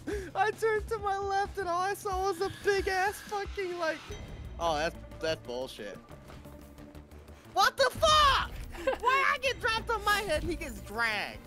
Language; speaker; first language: English; native; English